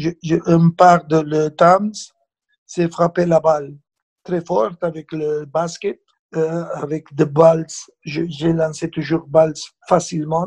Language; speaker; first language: French; non-native, fluent; Spanish